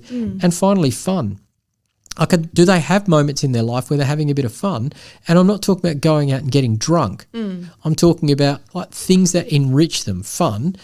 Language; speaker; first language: English; native; English